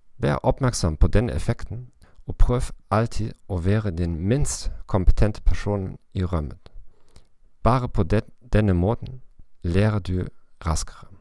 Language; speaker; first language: Norwegian; non-native, learner; German